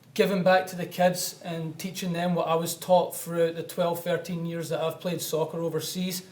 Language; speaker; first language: English; native; English